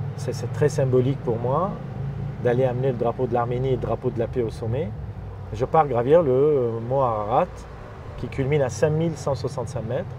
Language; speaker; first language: French; non-native, fluent; Armenian